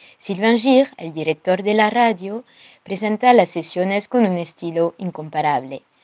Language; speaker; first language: Spanish; non-native, fluent; French